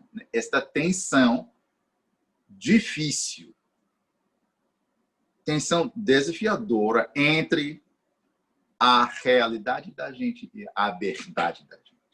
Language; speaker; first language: Portuguese; non-native, fluent; English